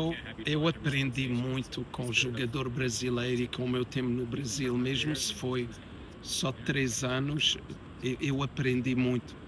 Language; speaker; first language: Portuguese; early bilingual, heritage; English